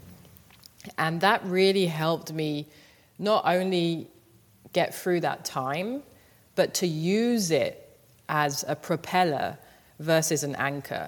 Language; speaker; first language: English; native; English